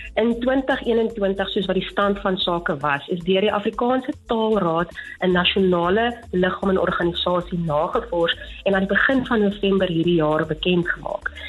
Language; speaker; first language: Afrikaans; native; Afrikaans